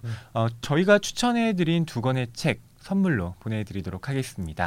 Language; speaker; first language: Korean; native; Korean